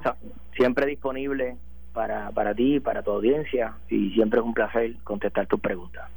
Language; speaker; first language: Spanish; native; Spanish